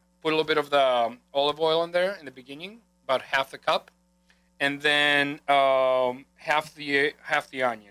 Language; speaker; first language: English; non-native, fluent; Greek